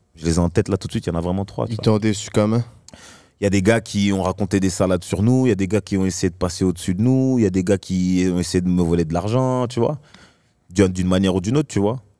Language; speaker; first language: French; native; French